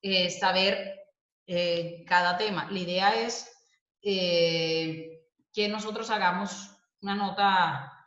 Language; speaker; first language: Spanish; native; Spanish